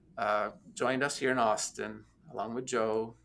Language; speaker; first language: English; non-native, fluent; Norwegian